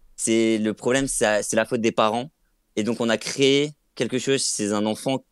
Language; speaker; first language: French; native; French